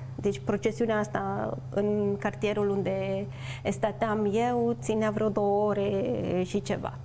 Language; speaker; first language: Romanian; non-native, fluent; Spanish